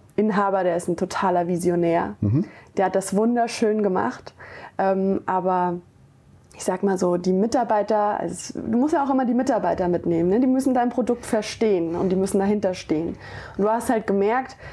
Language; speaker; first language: German; native; German